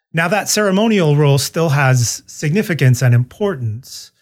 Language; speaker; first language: English; native; English